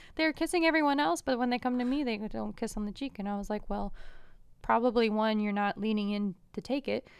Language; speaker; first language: English; early bilingual, other home language; Albanian